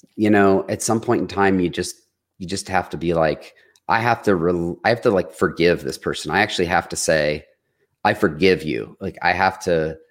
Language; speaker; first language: English; native; English